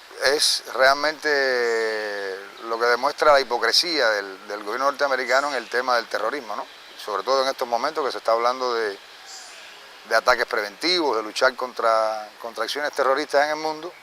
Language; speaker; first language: Spanish; native; Spanish